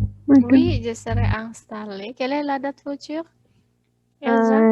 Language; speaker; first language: French; non-native, fluent; Indonesian